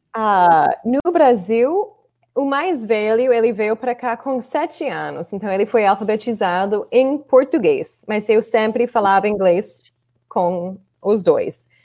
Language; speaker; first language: Portuguese; non-native, fluent; English